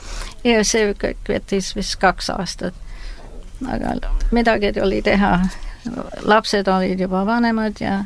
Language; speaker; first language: Estonian; early bilingual, heritage; Estonian